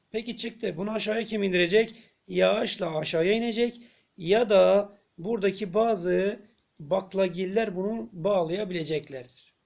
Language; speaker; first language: Turkish; native; Turkish